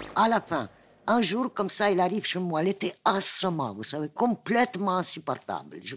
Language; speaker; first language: French; non-native, fluent; Russian